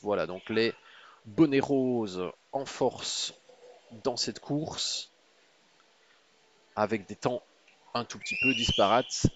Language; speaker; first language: French; native; French